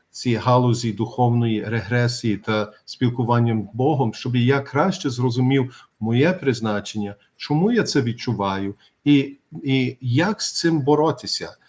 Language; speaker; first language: Ukrainian; early bilingual, heritage; Ukrainian